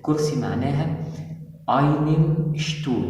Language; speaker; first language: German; non-native, fluent; Arabic